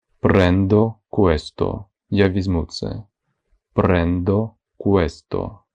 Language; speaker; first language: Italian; non-native, fluent; Ukrainian